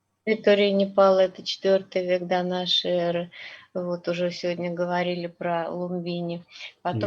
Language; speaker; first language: Russian; native; Russian